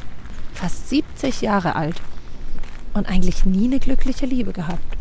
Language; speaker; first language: German; native; German